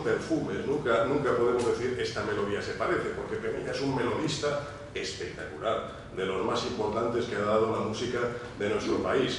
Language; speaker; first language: Spanish; native; Spanish